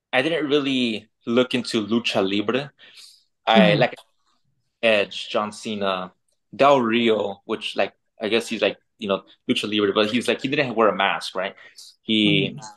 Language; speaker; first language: English; native; English